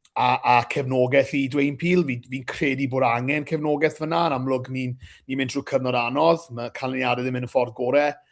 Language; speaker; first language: Welsh; native; Welsh